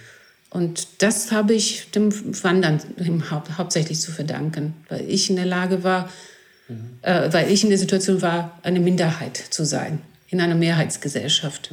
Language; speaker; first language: German; non-native, fluent; Greek